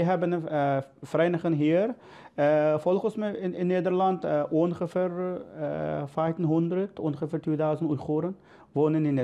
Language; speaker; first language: Dutch; non-native, learner; Uyghur